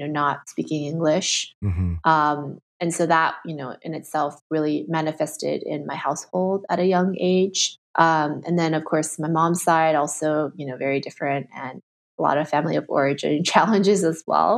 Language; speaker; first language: English; early bilingual, other home language; Chinese